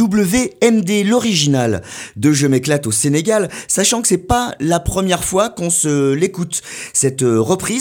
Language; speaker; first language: French; native; French